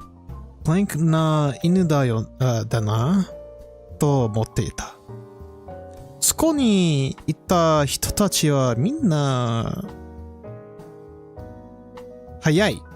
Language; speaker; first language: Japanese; non-native, learner; English